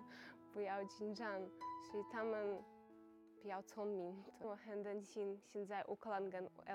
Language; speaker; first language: Chinese; non-native, fluent; Ukrainian